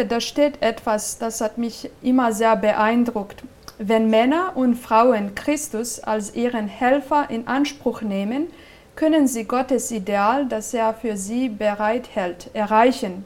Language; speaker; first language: German; non-native, fluent; Serbian